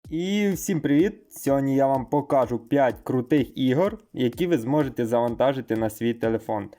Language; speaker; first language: Ukrainian; native; Ukrainian